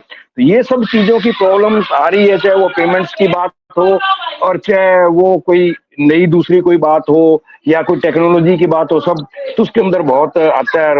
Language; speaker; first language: Hindi; native; Hindi